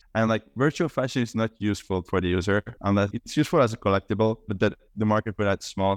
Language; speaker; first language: English; non-native, fluent; Estonian